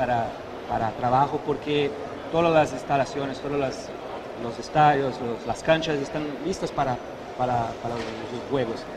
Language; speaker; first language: Spanish; non-native, fluent; Portuguese